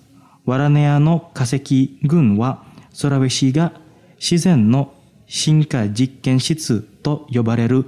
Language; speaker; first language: Japanese; non-native, fluent; Indonesian